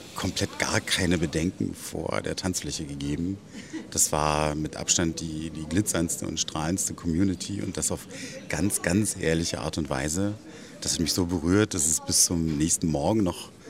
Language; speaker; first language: German; native; German